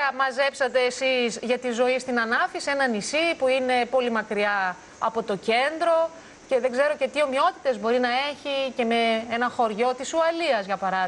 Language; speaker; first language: Greek; native; Greek